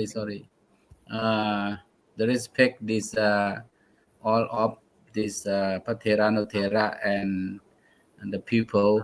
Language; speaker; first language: English; non-native, learner; Thai